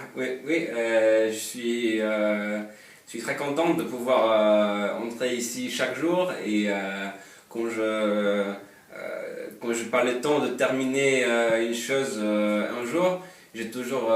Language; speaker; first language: French; non-native, fluent; Polish